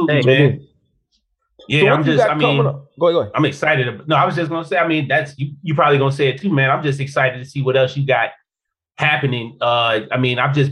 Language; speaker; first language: English; native; English